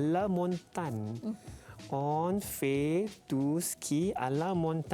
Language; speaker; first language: French; non-native, learner; Malay